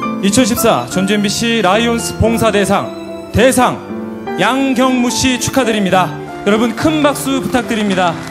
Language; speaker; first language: Korean; native; Korean